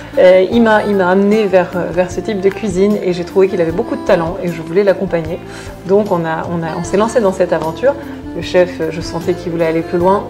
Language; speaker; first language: French; native; French